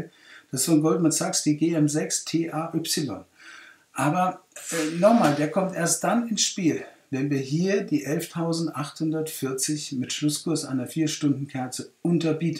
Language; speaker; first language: German; native; German